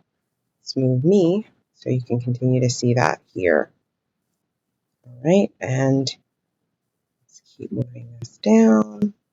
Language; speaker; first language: English; native; English